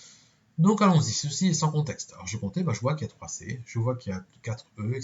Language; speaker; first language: French; native; French